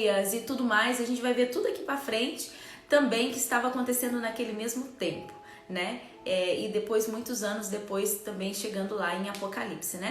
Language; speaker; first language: Portuguese; native; Portuguese